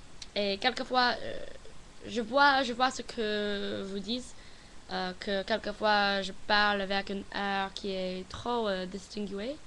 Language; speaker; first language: French; non-native, learner; English